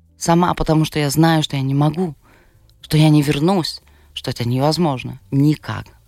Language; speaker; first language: Russian; non-native, fluent; Lithuanian